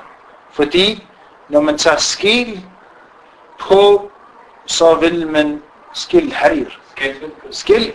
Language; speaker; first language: Danish; non-native, fluent; Arabic